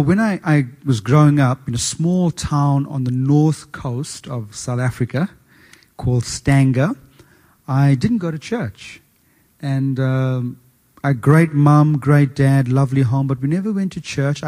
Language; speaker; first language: English; native; English